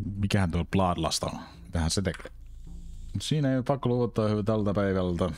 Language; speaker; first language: Finnish; native; Finnish